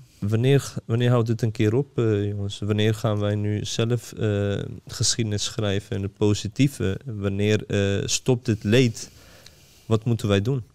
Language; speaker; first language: Dutch; early bilingual, other home language; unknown